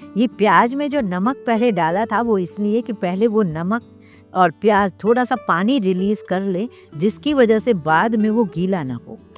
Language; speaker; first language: Hindi; non-native, local second language; Sindhi